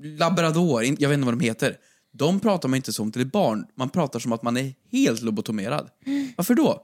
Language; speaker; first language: Swedish; native; Swedish